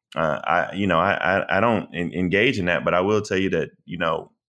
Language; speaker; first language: English; native; English